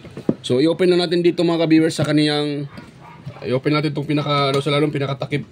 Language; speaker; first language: Filipino; native; Filipino